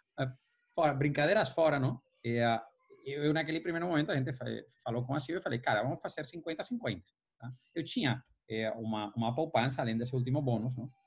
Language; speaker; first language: Portuguese; non-native, fluent; Spanish